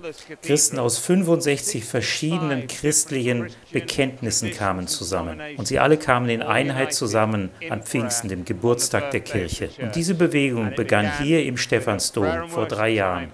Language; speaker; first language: German; native; German